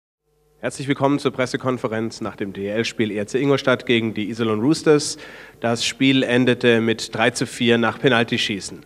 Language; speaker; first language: German; native; German